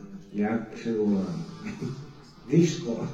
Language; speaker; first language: Czech; non-native, local second language; Romany